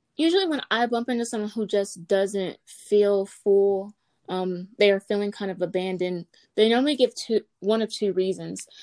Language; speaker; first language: English; native; English